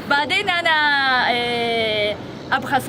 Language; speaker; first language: Arabic; non-native, learner; Japanese